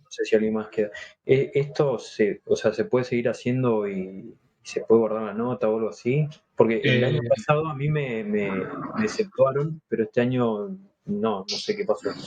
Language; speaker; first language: Spanish; native; Spanish